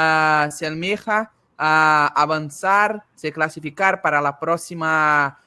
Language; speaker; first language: Spanish; non-native, learner; Portuguese